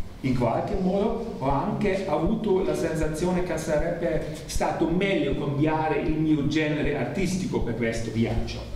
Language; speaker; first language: Italian; non-native, learner; German